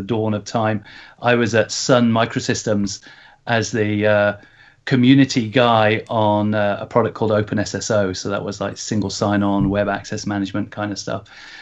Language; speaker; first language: English; native; English